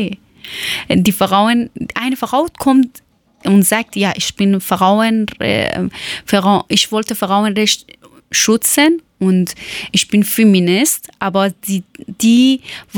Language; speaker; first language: German; non-native, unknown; Persian